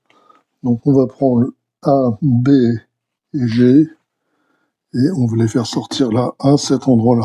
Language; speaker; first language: French; native; French